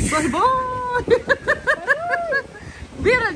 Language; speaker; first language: Turkish; non-native, learner; Russian